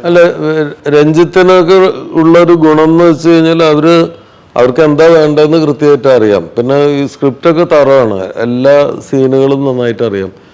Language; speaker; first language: Malayalam; native; Malayalam